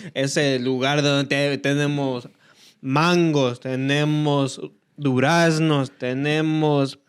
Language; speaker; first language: Spanish; early bilingual, heritage; Spanish